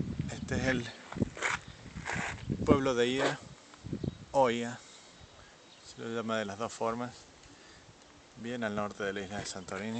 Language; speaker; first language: Spanish; native; Spanish